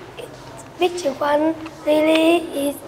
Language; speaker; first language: English; non-native, learner; Vietnamese